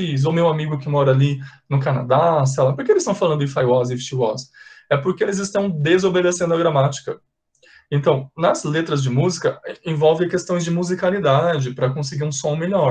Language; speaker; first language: Portuguese; native; Portuguese